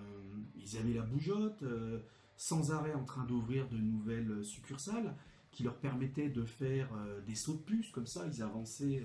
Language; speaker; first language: French; native; French